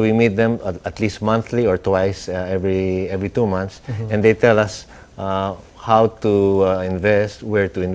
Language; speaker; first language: English; non-native, local second language; Filipino